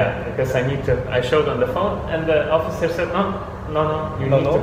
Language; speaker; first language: English; non-native, fluent; Lithuanian